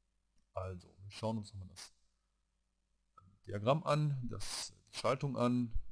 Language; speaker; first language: German; native; German